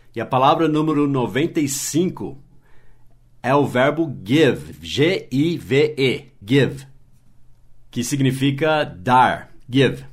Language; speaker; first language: Portuguese; non-native, fluent; English